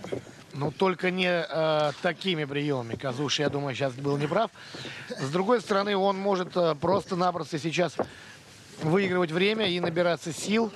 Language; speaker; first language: Russian; native; Russian